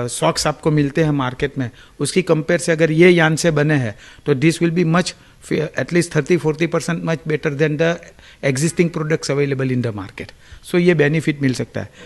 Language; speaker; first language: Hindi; non-native, local second language; Gujarati